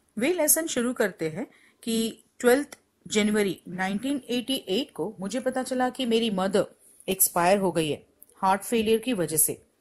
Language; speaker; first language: Hindi; non-native, local second language; Gujarati